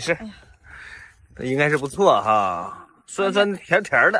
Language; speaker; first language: Chinese; native; Chinese